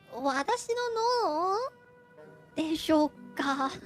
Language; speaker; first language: Japanese; non-native, fluent; Chinese